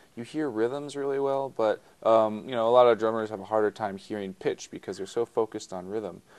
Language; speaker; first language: English; native; English